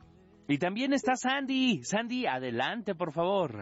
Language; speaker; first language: Spanish; native; Spanish